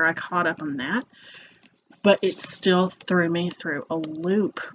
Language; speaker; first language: English; native; English